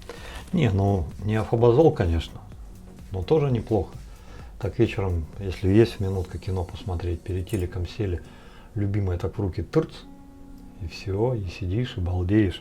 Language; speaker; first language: Russian; native; Russian